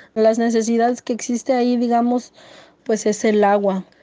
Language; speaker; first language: Spanish; native; Spanish